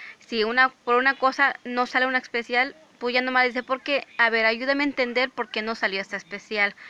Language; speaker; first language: Spanish; early bilingual, heritage; English